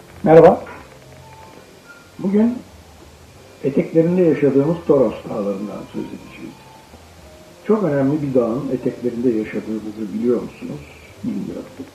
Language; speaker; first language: Turkish; native; Turkish